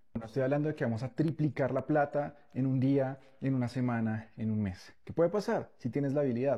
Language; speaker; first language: Spanish; native; Spanish